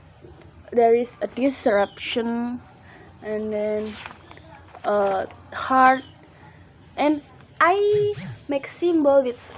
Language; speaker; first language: English; non-native, learner; Indonesian